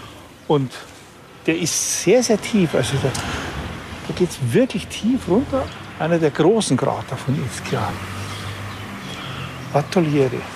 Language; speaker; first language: German; native; German